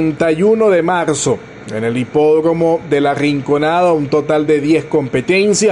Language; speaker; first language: Spanish; native; Spanish